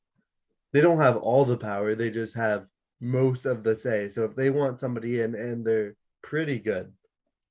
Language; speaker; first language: English; native; English